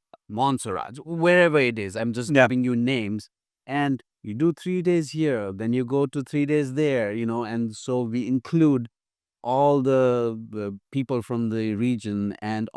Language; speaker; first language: English; non-native, fluent; Nepali